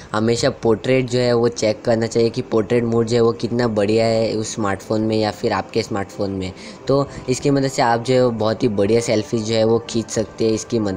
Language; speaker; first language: Hindi; native; Hindi